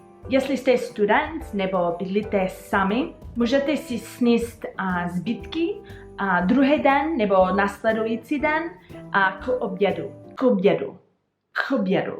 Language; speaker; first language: Czech; non-native, learner; English